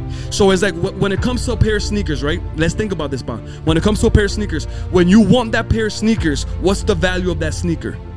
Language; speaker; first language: English; early bilingual, other home language; Spanish